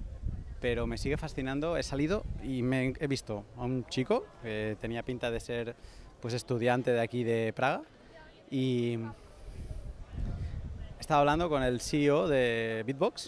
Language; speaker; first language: Spanish; native; Spanish